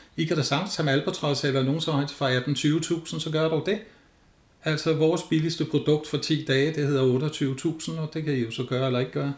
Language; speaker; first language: Danish; native; Danish